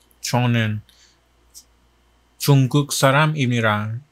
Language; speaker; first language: Korean; non-native, learner; English